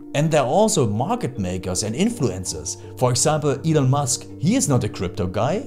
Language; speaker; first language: English; non-native, fluent; German